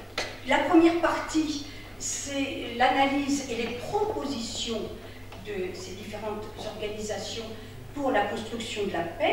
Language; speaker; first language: French; native; French